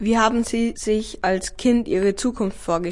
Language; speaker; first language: German; native; German